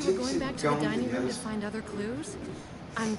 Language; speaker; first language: English; native; English